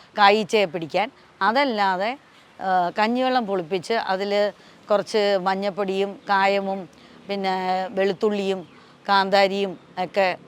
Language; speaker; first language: Malayalam; non-native, local second language; Tamil